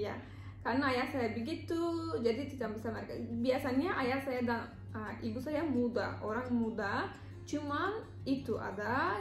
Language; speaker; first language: Indonesian; non-native, learner; Turkish